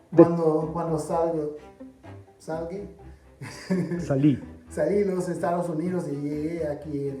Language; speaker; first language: Spanish; non-native, fluent; English